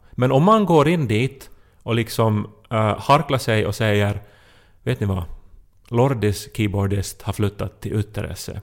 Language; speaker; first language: Swedish; native; Swedish